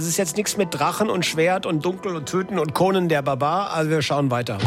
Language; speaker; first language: German; native; German